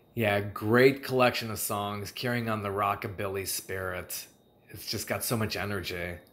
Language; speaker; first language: English; native; English